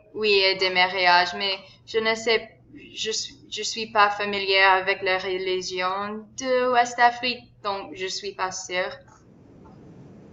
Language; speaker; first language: French; non-native, learner; English